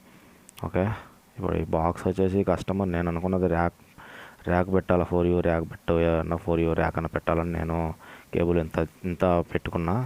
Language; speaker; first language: Telugu; native; Telugu